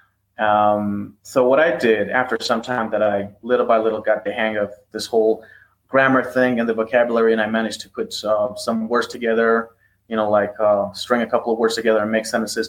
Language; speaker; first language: English; non-native, fluent; Persian